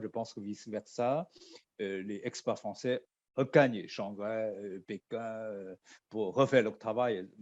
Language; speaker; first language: French; non-native, fluent; Chinese